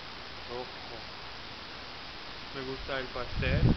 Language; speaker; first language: Spanish; non-native, learner; English